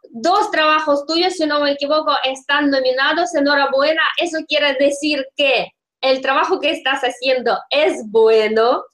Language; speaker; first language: Spanish; non-native, fluent; Russian